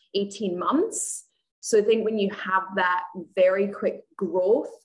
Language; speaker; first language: English; native; English